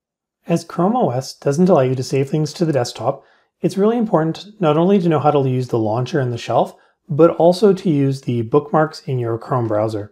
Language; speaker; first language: English; native; English